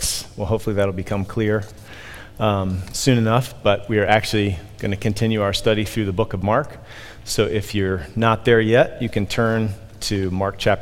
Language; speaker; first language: English; native; English